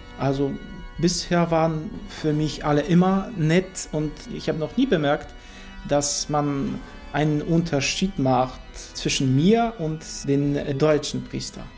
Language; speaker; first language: German; non-native, fluent; Polish